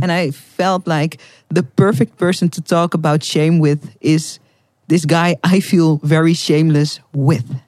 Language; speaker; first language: English; non-native, fluent; Dutch